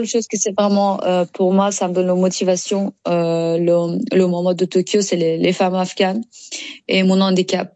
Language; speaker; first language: French; non-native, learner; Persian